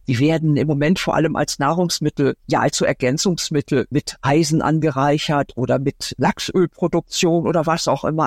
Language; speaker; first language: German; native; German